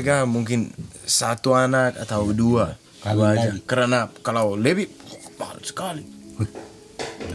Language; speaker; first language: Indonesian; non-native, learner; Danish